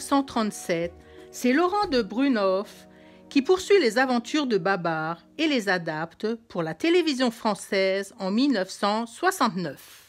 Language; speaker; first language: French; native; French